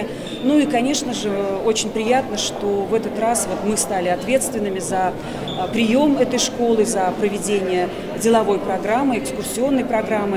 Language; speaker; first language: Russian; native; Russian